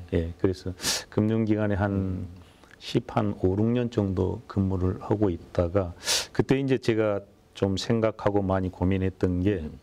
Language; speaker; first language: Korean; native; Korean